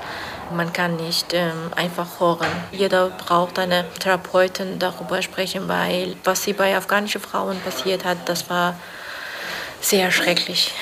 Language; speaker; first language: German; non-native, learner; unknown